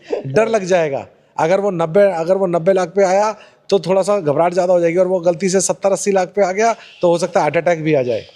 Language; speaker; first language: Hindi; native; Hindi